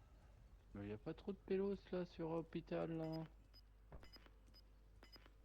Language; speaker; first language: French; native; French